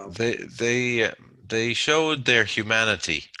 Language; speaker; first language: English; native; English